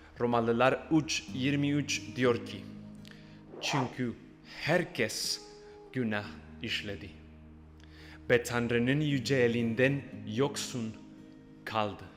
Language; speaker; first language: Turkish; non-native, fluent; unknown